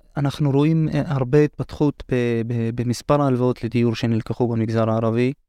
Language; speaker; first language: Hebrew; non-native, local second language; Arabic